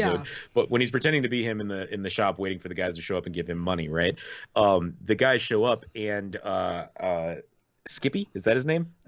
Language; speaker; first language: English; native; English